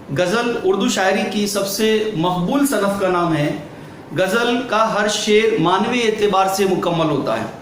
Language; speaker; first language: Urdu; native; Urdu